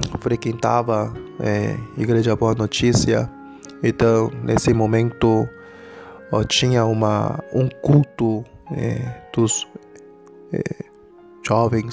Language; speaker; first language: Portuguese; non-native, learner; Korean